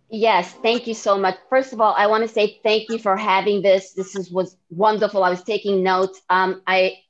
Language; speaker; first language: English; native; English